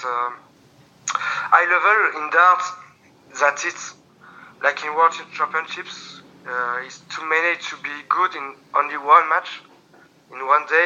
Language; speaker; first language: English; non-native, learner; French